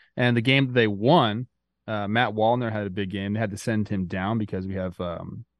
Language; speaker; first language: English; native; English